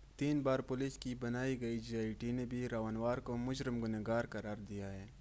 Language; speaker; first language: Urdu; non-native, local second language; Pashto